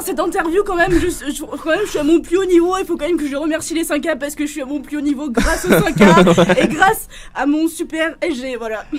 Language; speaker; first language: French; native; French